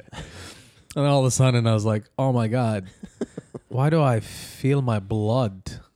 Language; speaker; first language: English; early bilingual, other home language; Arabic